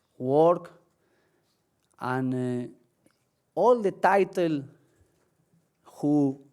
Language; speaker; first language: English; non-native, learner; Spanish